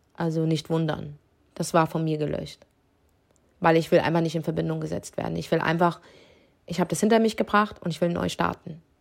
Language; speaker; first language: German; early bilingual, other home language; Arabic